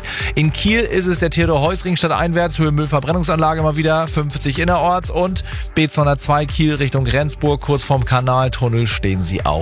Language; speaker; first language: German; native; German